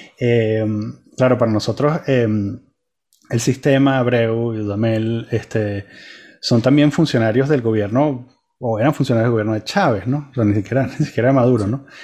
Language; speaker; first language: Spanish; native; Spanish